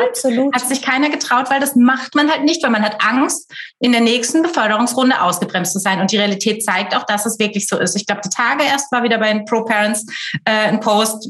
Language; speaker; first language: German; native; German